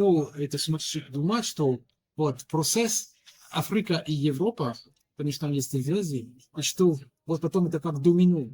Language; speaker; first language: Russian; non-native, learner; French